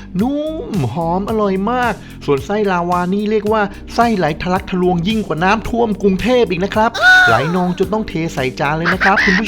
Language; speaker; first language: Thai; native; Thai